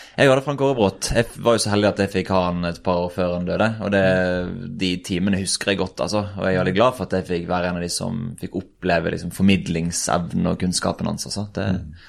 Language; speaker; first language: Norwegian; native; Norwegian